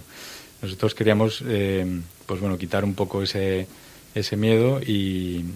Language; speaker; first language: Spanish; native; Spanish